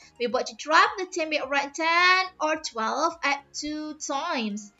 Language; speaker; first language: English; non-native, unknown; Indonesian